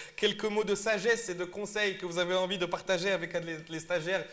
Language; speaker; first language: French; non-native, local second language; Arabic